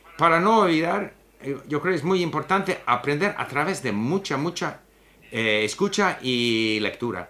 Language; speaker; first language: Spanish; non-native, fluent; English